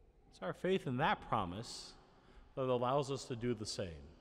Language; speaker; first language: English; native; English